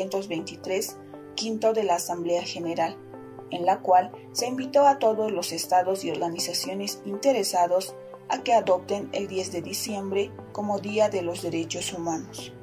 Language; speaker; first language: Spanish; native; Spanish